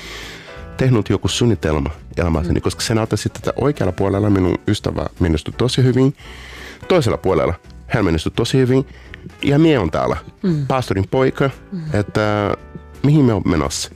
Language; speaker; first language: Finnish; non-native, learner; Portuguese